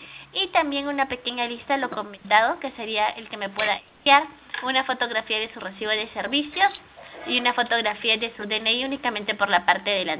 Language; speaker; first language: Spanish; native; Spanish